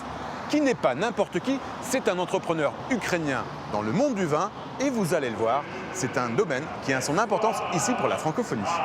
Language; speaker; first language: French; native; French